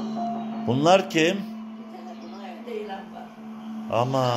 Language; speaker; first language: Turkish; native; Turkish